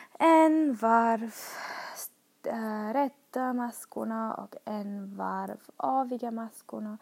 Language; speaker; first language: Swedish; non-native, fluent; German